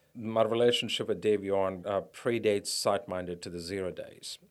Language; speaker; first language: English; non-native, local second language; Tamil